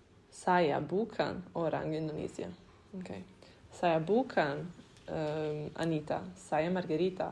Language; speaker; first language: Indonesian; non-native, learner; Italian